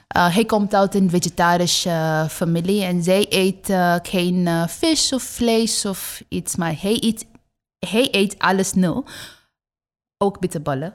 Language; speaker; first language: Dutch; non-native, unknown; Bangla